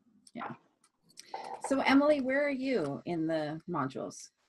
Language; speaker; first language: English; native; English